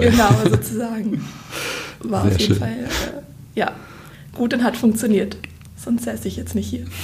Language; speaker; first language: German; native; German